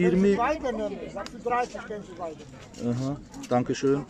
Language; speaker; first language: German; non-native, learner; Azerbaijani